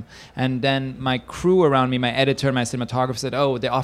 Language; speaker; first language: English; non-native, fluent; Swiss German